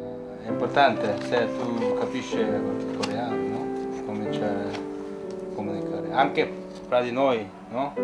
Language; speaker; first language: Italian; non-native, learner; Korean